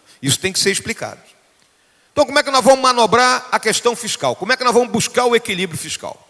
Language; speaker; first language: Portuguese; native; Portuguese